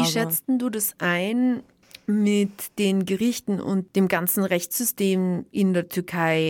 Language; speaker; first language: German; native; German